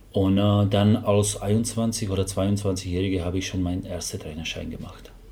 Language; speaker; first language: German; non-native, fluent; Slovak